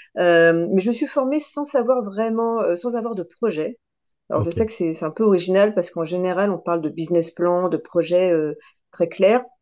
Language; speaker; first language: French; native; French